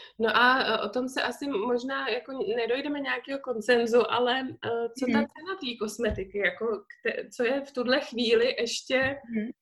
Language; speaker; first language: Czech; native; Czech